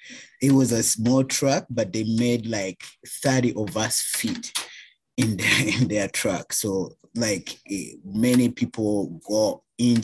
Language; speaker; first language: English; non-native, local second language; Ganda